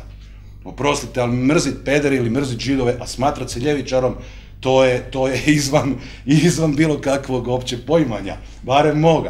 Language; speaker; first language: Croatian; native; Croatian